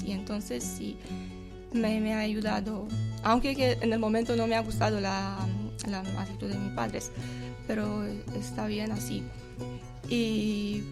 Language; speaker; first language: Spanish; non-native, fluent; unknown